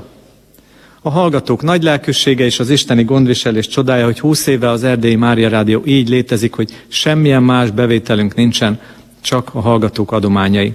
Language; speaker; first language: Hungarian; native; Hungarian